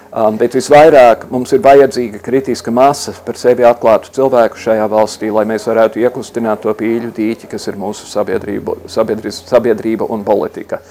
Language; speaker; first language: Latvian; early bilingual, heritage; Latvian